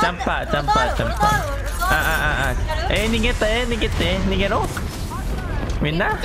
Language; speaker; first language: Japanese; non-native, learner; Thai